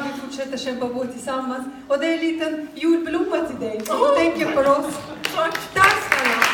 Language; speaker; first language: Swedish; non-native, fluent; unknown